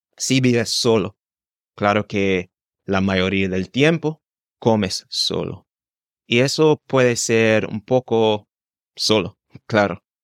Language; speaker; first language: Spanish; non-native, fluent; English